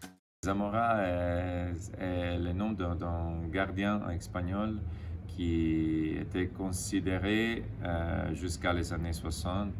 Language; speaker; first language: French; non-native, fluent; Italian